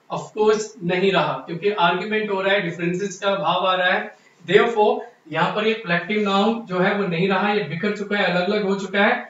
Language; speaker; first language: Hindi; non-native, local second language; Punjabi